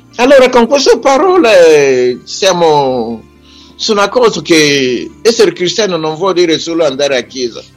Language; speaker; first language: Italian; non-native, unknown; Igbo